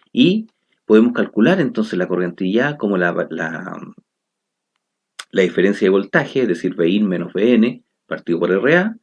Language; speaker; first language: Spanish; native; Spanish